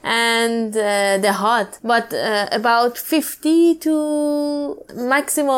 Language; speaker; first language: English; non-native, learner; Persian